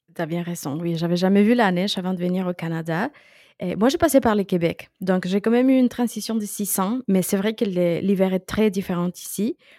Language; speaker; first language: French; non-native, fluent; Spanish